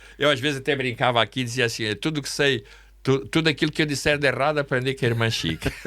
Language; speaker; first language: Portuguese; native; Portuguese